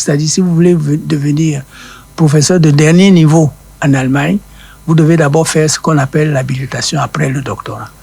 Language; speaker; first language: French; non-native, local second language; Duala